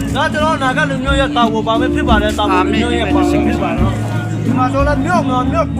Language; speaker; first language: Burmese; non-native, local second language; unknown